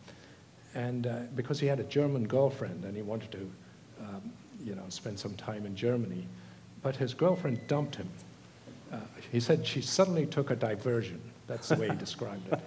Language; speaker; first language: English; non-native, local second language; Tamil